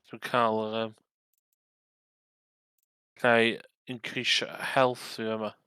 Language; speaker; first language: Welsh; native; Welsh